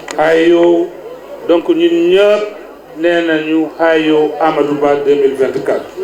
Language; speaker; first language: Wolof; non-native, local second language; Fula